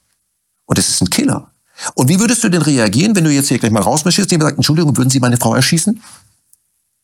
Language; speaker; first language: German; native; German